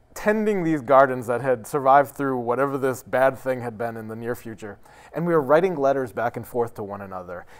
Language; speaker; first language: English; native; English